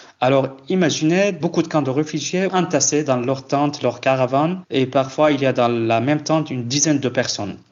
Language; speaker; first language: French; non-native, fluent; Kurdish